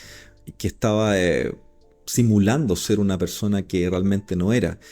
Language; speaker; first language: Spanish; native; Spanish